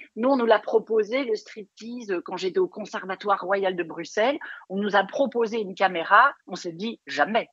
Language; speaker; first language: French; native; French